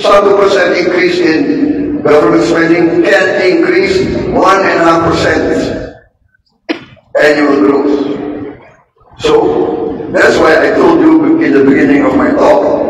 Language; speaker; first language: English; non-native, fluent; Indonesian